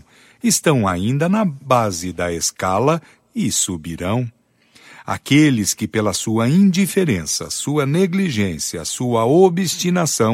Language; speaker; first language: Portuguese; native; Portuguese